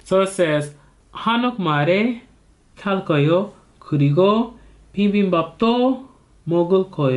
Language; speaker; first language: Korean; non-native, learner; English